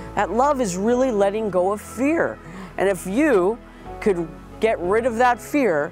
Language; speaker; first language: English; native; English